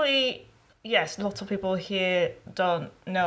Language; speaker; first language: English; non-native, learner; Japanese